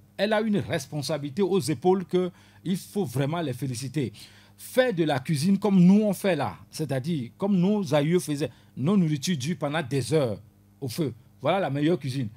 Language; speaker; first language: French; non-native, local second language; Ewe